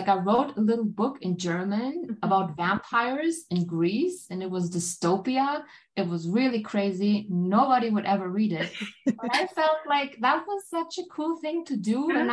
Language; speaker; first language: English; non-native, fluent; German